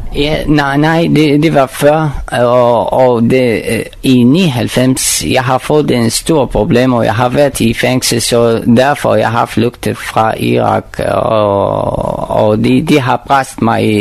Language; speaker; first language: Danish; non-native, learner; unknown